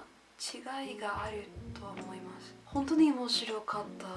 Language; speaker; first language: Japanese; non-native, learner; English